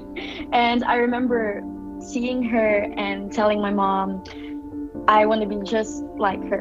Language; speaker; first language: English; non-native, local second language; Filipino